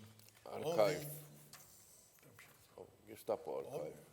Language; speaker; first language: Hebrew; non-native, fluent; Polish